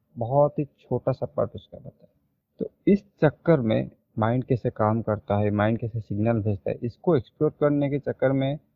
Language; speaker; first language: Hindi; native; Hindi